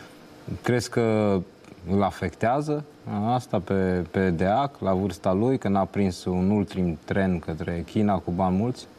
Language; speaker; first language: Romanian; native; Romanian